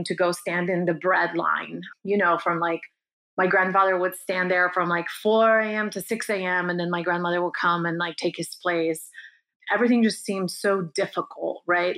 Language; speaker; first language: English; early bilingual, other home language; Bulgarian